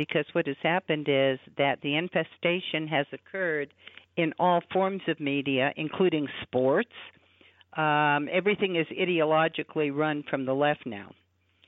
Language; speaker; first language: English; native; English